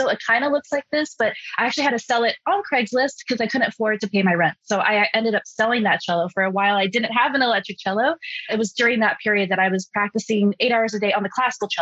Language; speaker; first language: English; early bilingual, other home language; Chinese